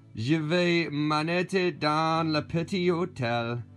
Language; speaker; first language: French; non-native, learner; English